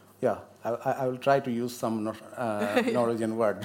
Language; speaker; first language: English; non-native, local second language; Bangla